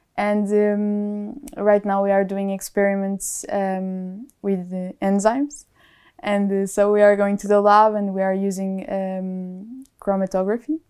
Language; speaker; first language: English; non-native, fluent; Portuguese